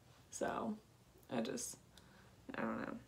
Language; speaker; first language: English; native; English